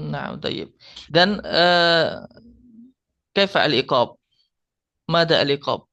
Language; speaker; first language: Arabic; non-native, learner; Indonesian